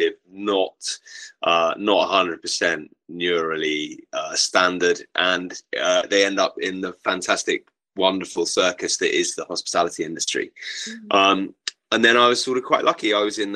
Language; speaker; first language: English; native; English